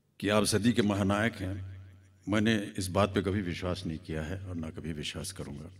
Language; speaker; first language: Hindi; native; Hindi